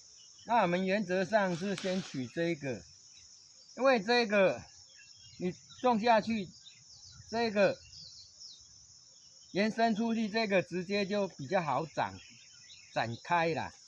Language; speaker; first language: Chinese; non-native, local second language; Min Nan Chinese